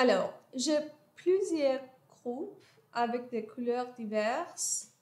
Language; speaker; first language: French; non-native, fluent; Persian